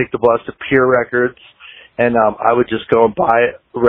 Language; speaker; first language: English; native; English